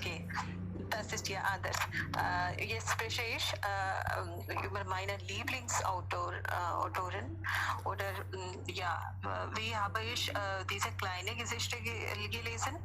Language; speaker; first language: German; non-native, learner; Hindi